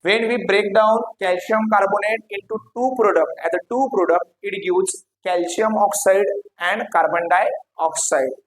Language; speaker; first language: English; non-native, local second language; Marathi